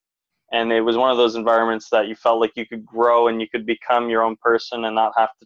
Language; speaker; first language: English; native; English